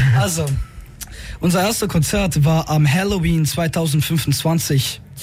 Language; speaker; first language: German; early bilingual, other home language; Croatian